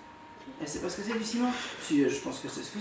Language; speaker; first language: French; native; French